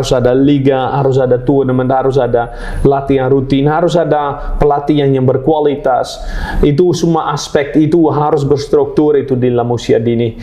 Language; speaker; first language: Indonesian; non-native, fluent; Dutch